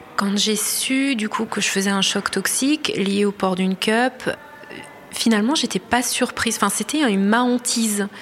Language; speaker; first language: French; native; French